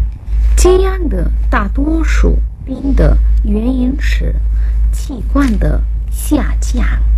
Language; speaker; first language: Chinese; non-native, fluent; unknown